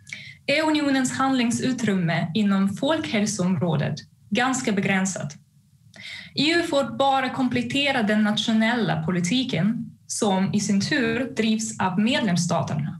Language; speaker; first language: Swedish; non-native, fluent; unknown